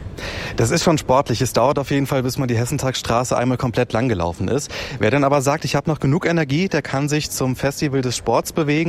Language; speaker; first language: German; native; German